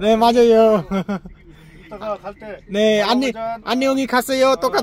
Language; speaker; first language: Korean; non-native, learner; Bangla